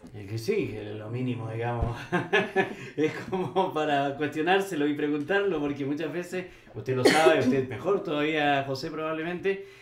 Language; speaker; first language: Spanish; native; Spanish